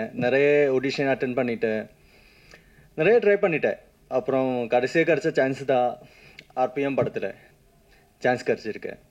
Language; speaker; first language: Tamil; non-native, learner; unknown